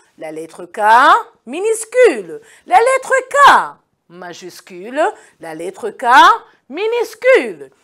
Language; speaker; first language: French; non-native, local second language; Kinyarwanda